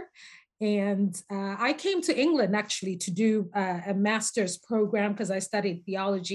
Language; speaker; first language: English; non-native, local second language; Nyanja